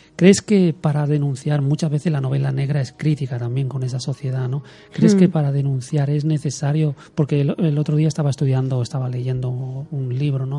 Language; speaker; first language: Spanish; native; Spanish